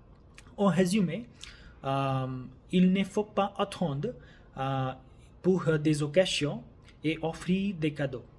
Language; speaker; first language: French; non-native, learner; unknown